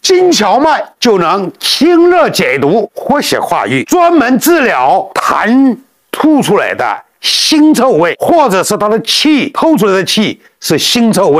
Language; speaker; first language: Chinese; native; Chinese